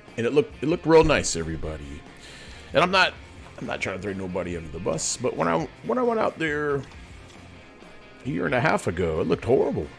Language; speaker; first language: English; native; English